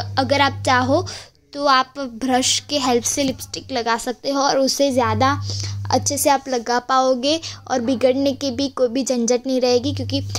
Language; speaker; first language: Hindi; non-native, local second language; Gujarati